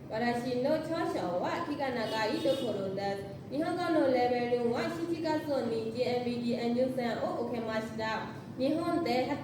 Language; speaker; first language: Japanese; non-native, learner; Burmese